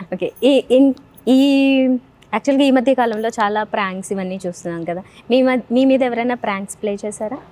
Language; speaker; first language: Telugu; native; Telugu